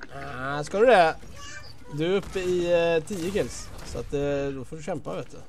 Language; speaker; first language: Swedish; native; Swedish